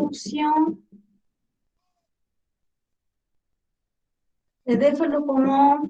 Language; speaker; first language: French; non-native, learner; Spanish